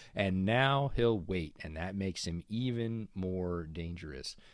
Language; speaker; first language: English; native; English